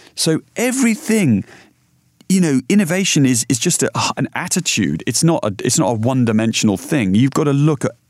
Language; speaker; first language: English; native; English